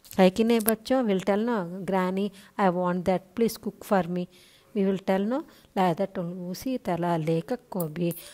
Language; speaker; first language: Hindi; non-native, local second language; Telugu